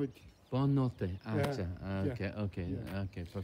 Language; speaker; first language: Portuguese; non-native, learner; English